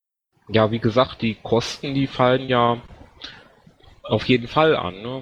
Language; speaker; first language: German; native; German